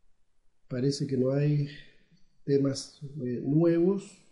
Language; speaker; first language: Spanish; native; Spanish